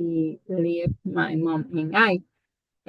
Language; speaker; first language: English; non-native, learner; Spanish